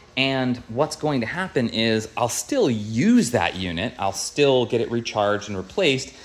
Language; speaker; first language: English; native; English